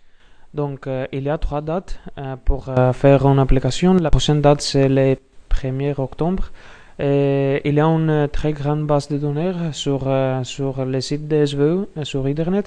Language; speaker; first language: French; non-native, learner; Greek